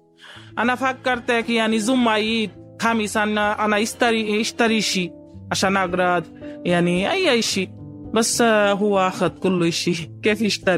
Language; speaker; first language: Arabic; non-native, learner; Bangla